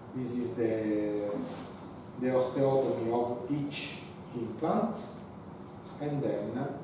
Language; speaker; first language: English; non-native, fluent; Italian